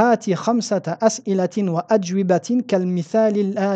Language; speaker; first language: Arabic; non-native, fluent; French